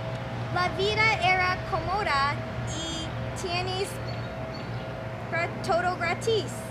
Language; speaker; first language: Spanish; non-native, learner; English